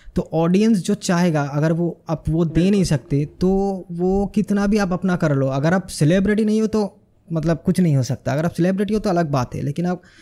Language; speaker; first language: Hindi; non-native, local second language; Bangla